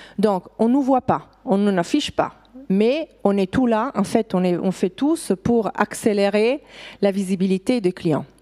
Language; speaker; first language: French; non-native, fluent; Italian